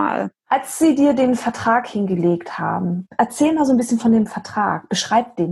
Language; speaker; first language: German; native; German